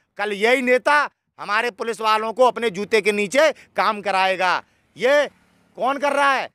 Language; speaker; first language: Hindi; native; Hindi